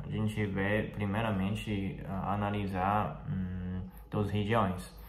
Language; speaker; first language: Portuguese; non-native, fluent; Chinese